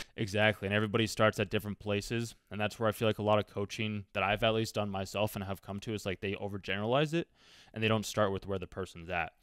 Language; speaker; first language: English; native; English